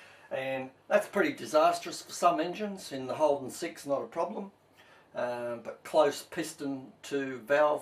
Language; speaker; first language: English; native; English